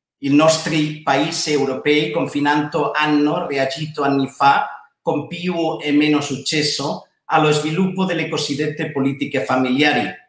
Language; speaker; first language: Italian; non-native, learner; Catalan